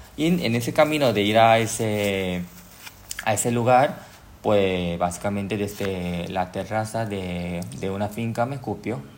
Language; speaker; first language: Spanish; early bilingual, other home language; Korean